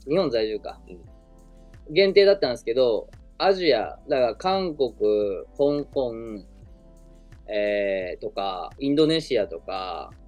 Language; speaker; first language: Japanese; native; Japanese